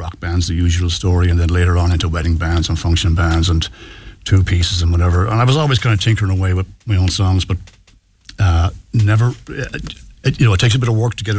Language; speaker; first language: English; native; English